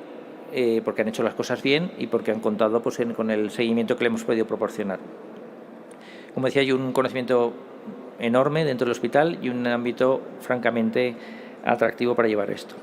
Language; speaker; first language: Spanish; native; Spanish